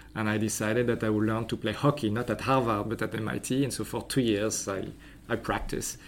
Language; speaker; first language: English; non-native, fluent; French